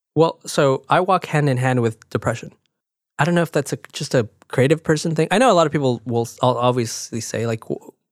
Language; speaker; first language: English; early bilingual, other home language; Spanish